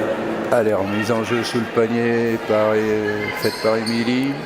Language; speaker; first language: French; native; French